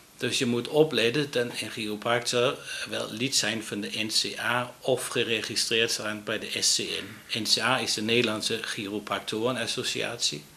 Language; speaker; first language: Dutch; non-native, fluent; Danish